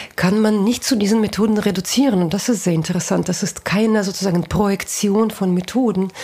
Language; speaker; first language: German; non-native, fluent; Russian